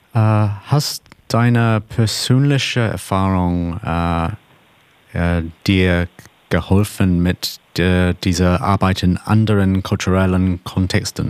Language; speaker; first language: German; non-native, learner; English